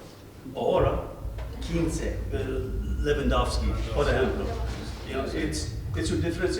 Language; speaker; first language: Spanish; non-native, learner; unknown